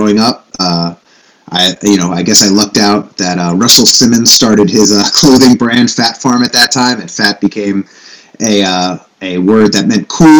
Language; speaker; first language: English; native; English